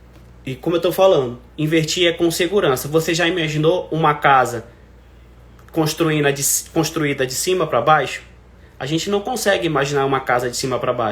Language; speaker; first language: Portuguese; native; Portuguese